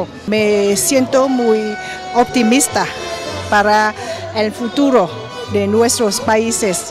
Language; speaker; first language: Spanish; non-native, fluent; Vietnamese